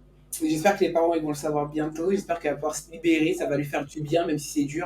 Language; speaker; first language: French; native; French